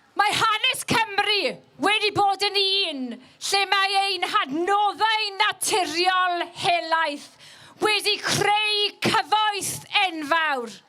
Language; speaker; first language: Welsh; non-native, local second language; English